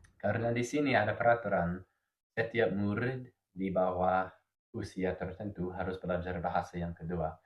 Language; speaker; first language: Indonesian; non-native, fluent; English